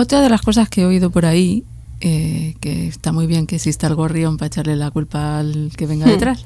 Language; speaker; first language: Spanish; native; Spanish